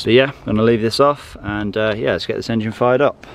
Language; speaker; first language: English; native; English